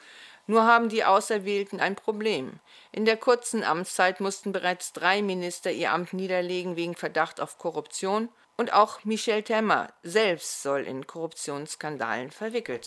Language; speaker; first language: German; native; German